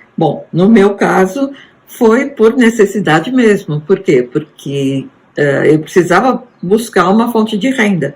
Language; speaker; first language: Portuguese; native; Portuguese